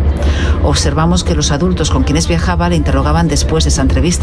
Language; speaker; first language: Spanish; native; Spanish